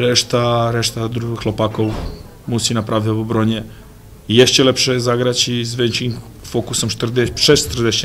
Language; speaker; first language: Polish; non-native, fluent; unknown